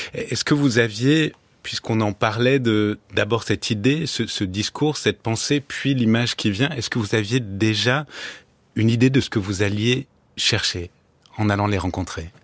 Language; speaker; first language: French; native; French